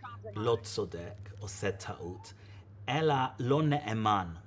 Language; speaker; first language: Hebrew; non-native, fluent; English